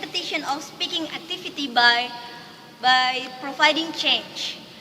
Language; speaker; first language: English; non-native, learner; Indonesian